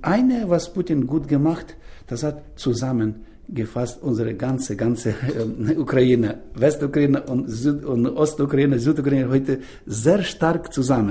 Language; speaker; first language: German; non-native, learner; Ukrainian